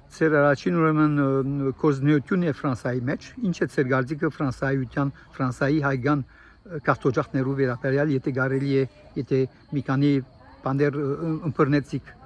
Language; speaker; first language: Armenian; early bilingual, heritage; Armenian